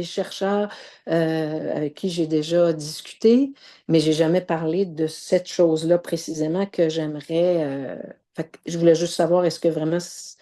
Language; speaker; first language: French; native; French